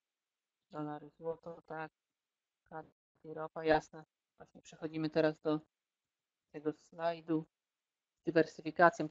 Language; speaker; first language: Polish; native; Polish